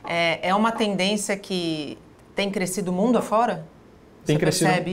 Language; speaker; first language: Portuguese; native; Portuguese